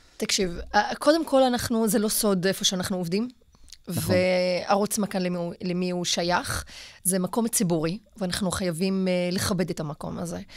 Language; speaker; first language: Hebrew; non-native, local second language; Arabic